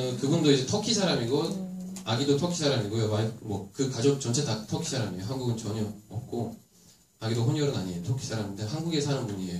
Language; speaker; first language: Korean; non-native, fluent; Turkish